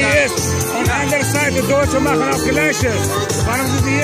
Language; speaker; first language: German; non-native, learner; Kurdish